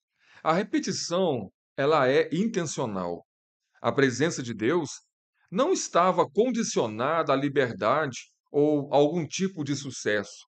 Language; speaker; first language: Portuguese; native; Portuguese